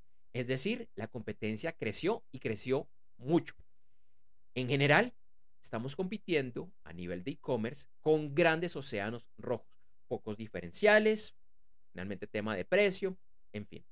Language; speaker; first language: Spanish; native; Spanish